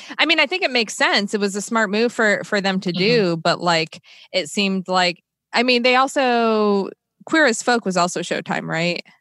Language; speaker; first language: English; native; English